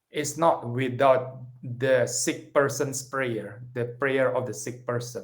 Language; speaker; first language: English; non-native, fluent; Indonesian